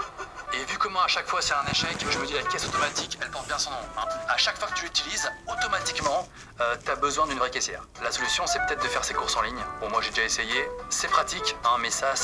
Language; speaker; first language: French; native; French